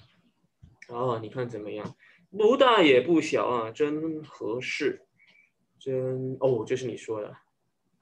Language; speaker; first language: Chinese; non-native, learner; English